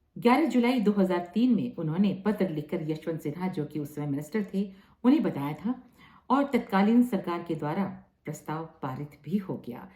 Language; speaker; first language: Hindi; native; Hindi